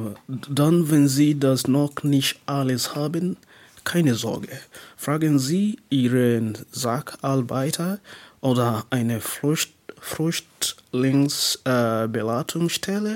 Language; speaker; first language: German; non-native, learner; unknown